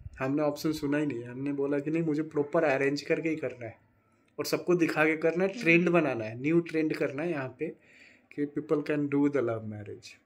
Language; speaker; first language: Hindi; native; Hindi